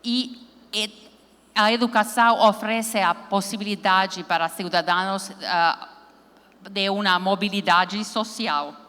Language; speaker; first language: Portuguese; non-native, learner; Finnish